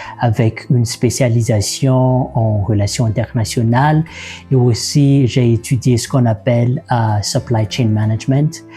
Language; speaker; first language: French; non-native, local second language; Malagasy